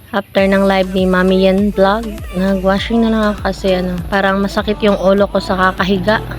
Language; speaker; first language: Filipino; non-native, local second language; Cebuano